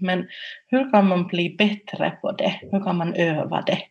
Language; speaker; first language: Swedish; non-native, local second language; Finnish